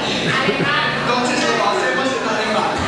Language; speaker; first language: Spanish; non-native, learner; German